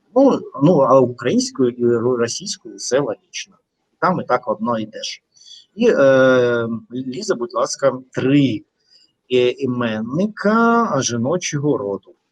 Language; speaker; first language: Ukrainian; non-native, local second language; Russian